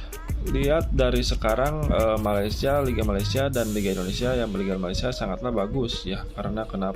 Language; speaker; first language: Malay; non-native, local second language; Sundanese